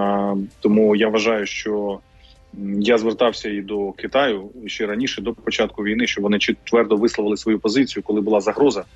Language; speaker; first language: Ukrainian; native; Ukrainian